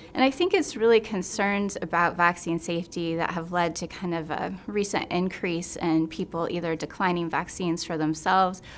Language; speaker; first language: English; native; English